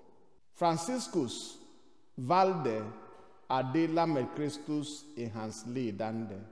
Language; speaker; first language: Swedish; non-native, fluent; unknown